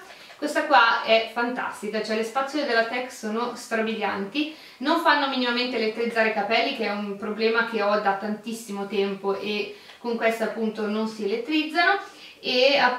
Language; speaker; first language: Italian; native; Italian